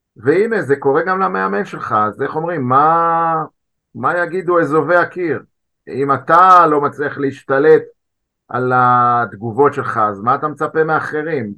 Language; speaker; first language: Hebrew; native; Hebrew